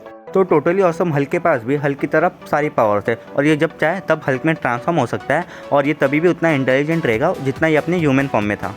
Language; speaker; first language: Hindi; native; Hindi